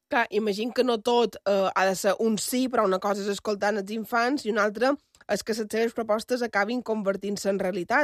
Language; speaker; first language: Catalan; native; Catalan